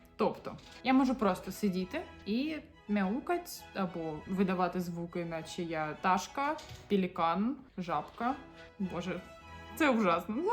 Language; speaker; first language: Ukrainian; non-native, local second language; Russian